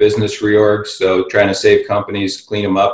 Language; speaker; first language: English; native; English